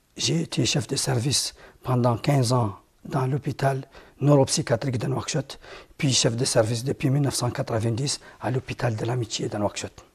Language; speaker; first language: French; non-native, local second language; Arabic